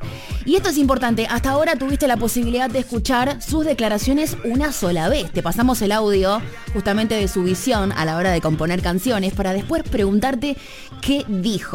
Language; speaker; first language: Spanish; native; Spanish